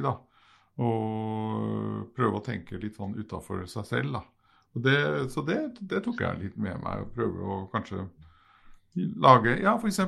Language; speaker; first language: Norwegian; native; Norwegian